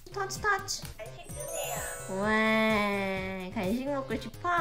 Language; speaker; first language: Korean; native; Korean